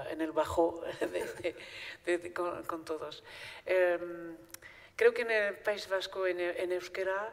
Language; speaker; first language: Spanish; non-native, fluent; Basque